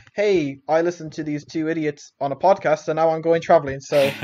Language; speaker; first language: English; native; English